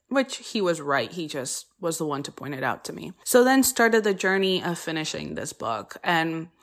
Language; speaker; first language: English; early bilingual, other home language; Polish